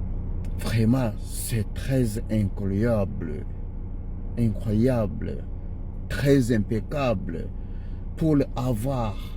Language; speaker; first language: French; non-native, learner; Ganda